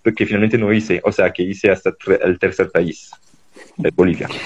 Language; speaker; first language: Spanish; non-native, fluent; French